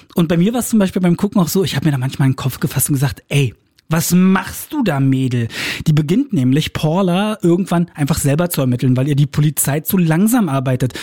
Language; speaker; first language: German; native; German